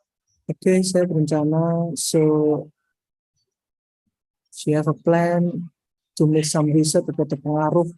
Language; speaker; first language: English; non-native, learner; Indonesian